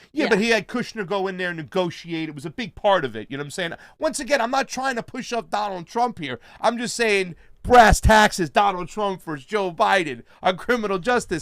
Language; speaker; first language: English; native; English